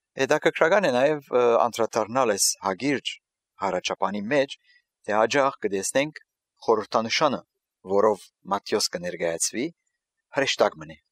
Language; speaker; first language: Armenian; early bilingual, heritage; Armenian